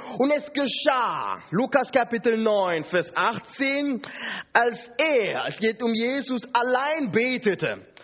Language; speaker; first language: German; non-native, fluent; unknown